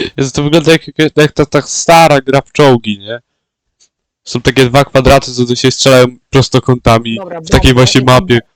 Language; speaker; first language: Polish; native; Polish